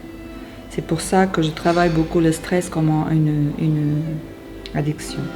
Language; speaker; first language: French; non-native, fluent; Portuguese